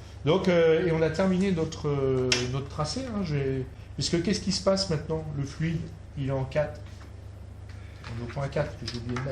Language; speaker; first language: French; native; French